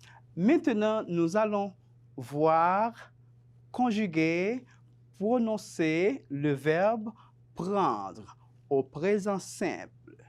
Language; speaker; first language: French; non-native, fluent; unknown